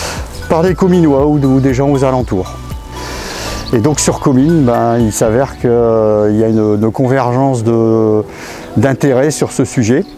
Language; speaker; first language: French; native; French